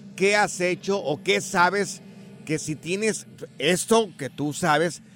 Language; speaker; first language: Spanish; native; Spanish